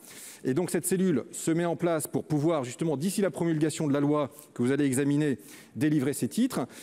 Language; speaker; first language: French; native; French